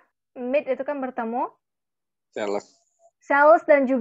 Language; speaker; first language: Indonesian; native; Indonesian